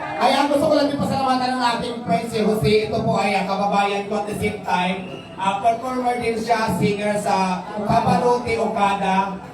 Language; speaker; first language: Filipino; native; Filipino